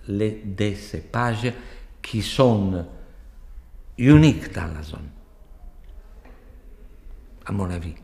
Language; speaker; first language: French; non-native, fluent; Italian